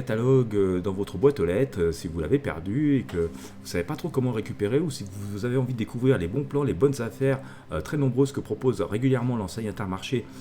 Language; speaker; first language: French; native; French